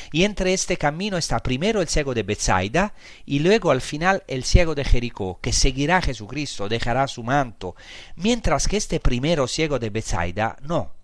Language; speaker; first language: Spanish; non-native, fluent; Italian